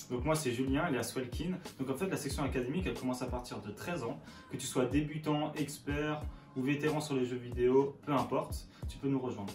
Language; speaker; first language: French; native; French